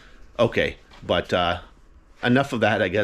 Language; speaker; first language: English; native; English